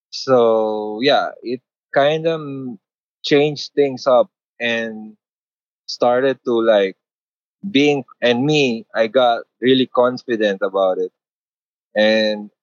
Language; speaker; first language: English; non-native, local second language; Filipino